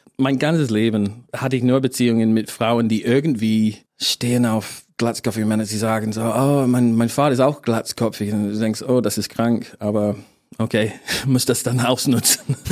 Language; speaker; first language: German; non-native, fluent; English